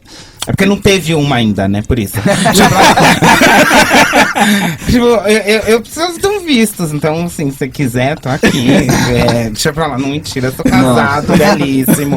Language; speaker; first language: Portuguese; native; Portuguese